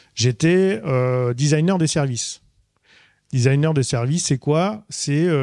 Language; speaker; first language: French; native; French